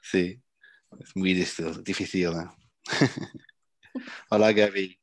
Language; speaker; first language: Spanish; early bilingual, heritage; Spanish